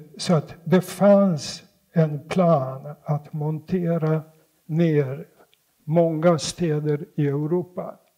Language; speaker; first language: Swedish; non-native, fluent; Polish